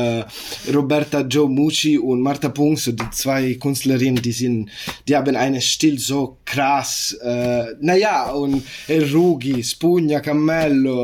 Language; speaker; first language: German; non-native, learner; Italian